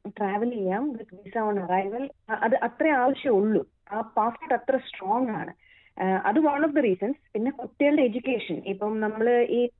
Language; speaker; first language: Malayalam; native; Malayalam